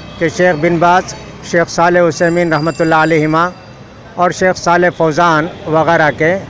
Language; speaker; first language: Urdu; native; Urdu